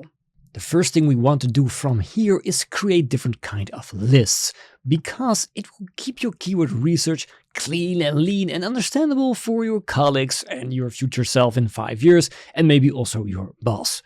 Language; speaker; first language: English; non-native, fluent; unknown